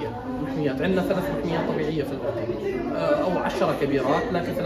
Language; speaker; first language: Arabic; native; Arabic